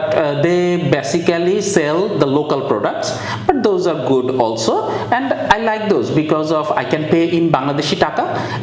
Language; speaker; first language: English; non-native, fluent; Bangla